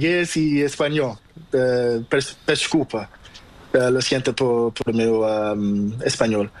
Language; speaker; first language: Spanish; non-native, learner; Portuguese